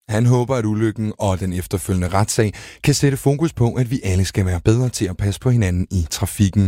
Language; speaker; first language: Danish; native; Danish